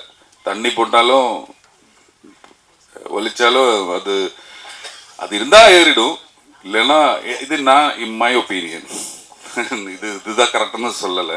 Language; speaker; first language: Tamil; non-native, learner; Malayalam